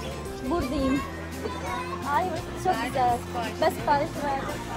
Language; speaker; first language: Turkish; non-native, fluent; Filipino